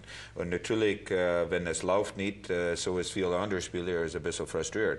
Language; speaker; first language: German; non-native, learner; English